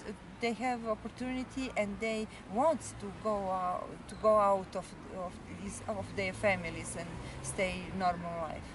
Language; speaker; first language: English; non-native, learner; Serbian